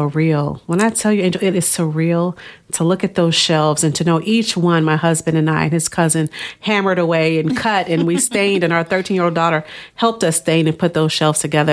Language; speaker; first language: English; native; English